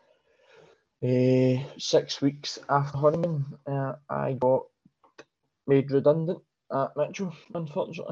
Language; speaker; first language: English; native; English